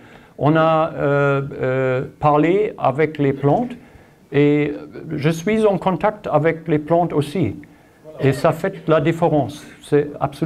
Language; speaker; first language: French; non-native, learner; German